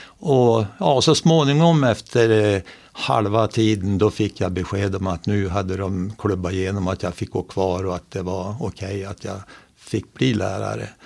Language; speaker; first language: Swedish; native; Swedish